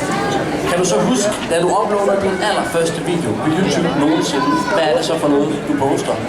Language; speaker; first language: Danish; native; Danish